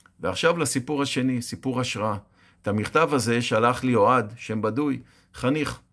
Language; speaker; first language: Hebrew; native; Hebrew